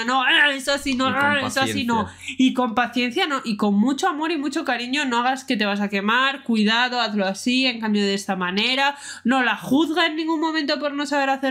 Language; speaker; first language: Spanish; native; Spanish